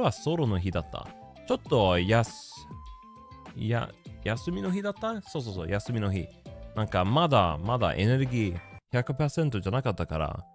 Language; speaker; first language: Japanese; non-native, learner; Swedish